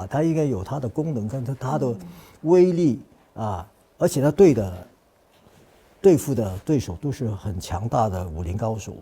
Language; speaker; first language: Chinese; non-native, fluent; Cantonese